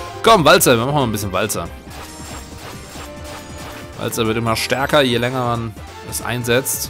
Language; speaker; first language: German; native; German